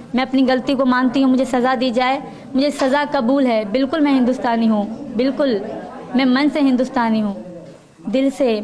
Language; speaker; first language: Urdu; non-native, local second language; Sindhi